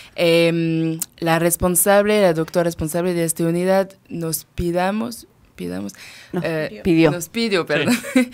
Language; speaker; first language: Spanish; non-native, fluent; French